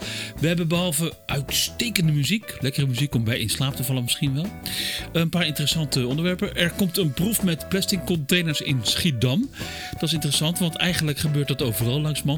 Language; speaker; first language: Dutch; native; Dutch